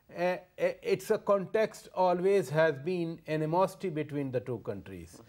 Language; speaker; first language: English; non-native, local second language; Urdu